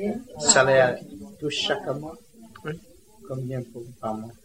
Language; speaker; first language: French; non-native, learner; Vietnamese